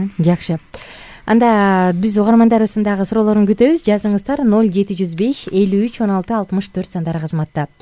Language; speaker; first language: Kyrgyz; native; Kyrgyz